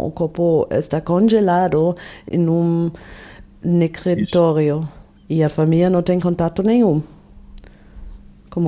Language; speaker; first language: Portuguese; non-native, fluent; German